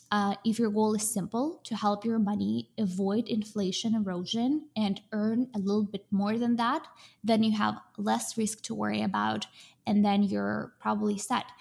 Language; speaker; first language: English; non-native, fluent; Russian